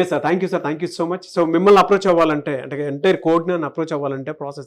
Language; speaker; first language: Telugu; native; Telugu